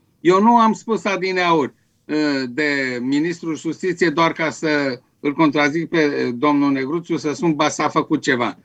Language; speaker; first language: Romanian; native; Romanian